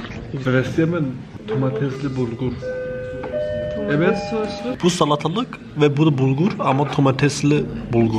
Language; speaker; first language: Turkish; early bilingual, heritage; Turkish